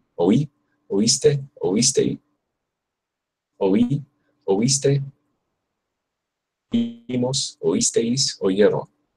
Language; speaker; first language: Spanish; non-native, learner; English